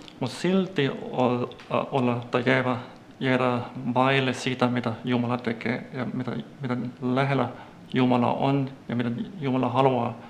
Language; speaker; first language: Finnish; non-native, fluent; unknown